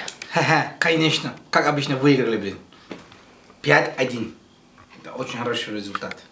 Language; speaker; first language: Russian; non-native, fluent; Turkish